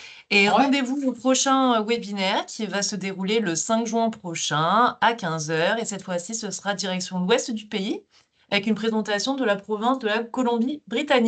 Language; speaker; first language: French; native; French